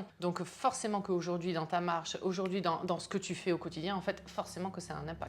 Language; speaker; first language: French; native; French